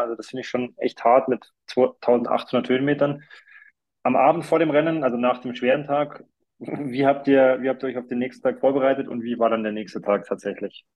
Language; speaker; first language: German; native; German